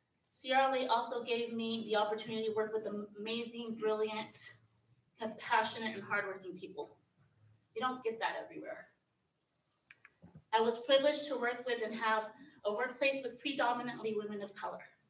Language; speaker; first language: English; early bilingual, other home language; Spanish